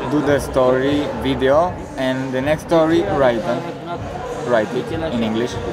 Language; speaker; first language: English; non-native, fluent; Romanian